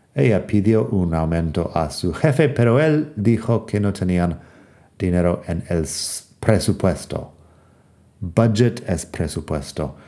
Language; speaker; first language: Spanish; non-native, fluent; English